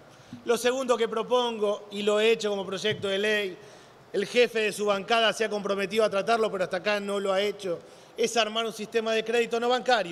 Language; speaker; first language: Spanish; native; Spanish